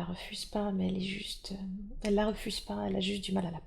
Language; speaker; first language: French; native; French